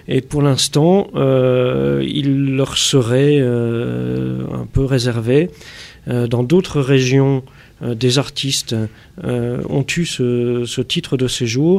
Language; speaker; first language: French; native; French